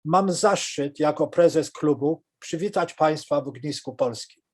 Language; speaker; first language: Polish; early bilingual, heritage; Polish